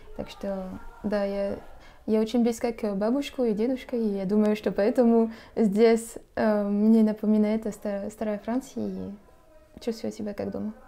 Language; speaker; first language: Russian; non-native, fluent; French